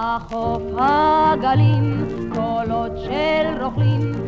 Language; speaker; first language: Hebrew; early bilingual, other home language; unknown